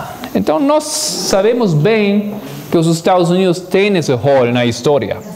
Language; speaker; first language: Portuguese; non-native, fluent; Spanish